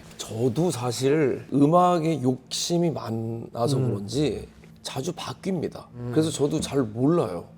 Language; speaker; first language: Korean; native; Korean